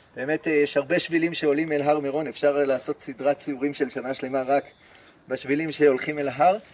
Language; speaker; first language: Hebrew; native; Hebrew